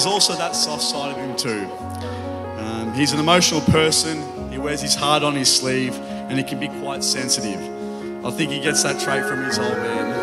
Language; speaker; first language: English; native; English